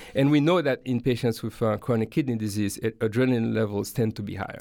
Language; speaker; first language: English; non-native, fluent; Haitian Creole